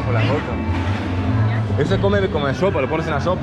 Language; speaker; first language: Spanish; non-native, learner; Greek